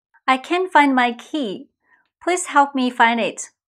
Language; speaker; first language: English; non-native, fluent; Chinese